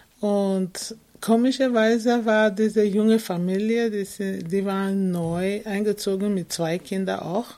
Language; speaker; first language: German; non-native, fluent; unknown